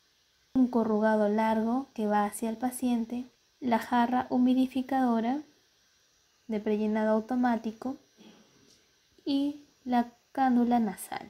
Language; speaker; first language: Spanish; native; Spanish